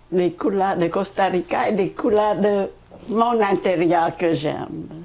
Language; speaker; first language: French; non-native, fluent; Khmer